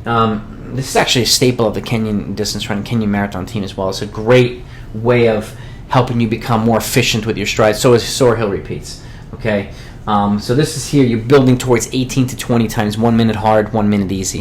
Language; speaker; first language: English; native; English